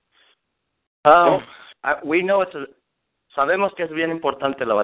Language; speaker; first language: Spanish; early bilingual, heritage; English